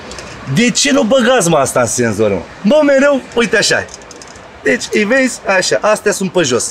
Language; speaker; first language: Romanian; native; Romanian